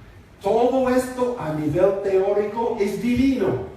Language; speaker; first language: Spanish; non-native, fluent; English